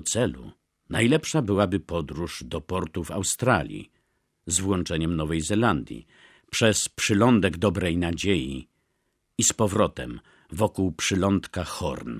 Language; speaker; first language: Polish; native; Polish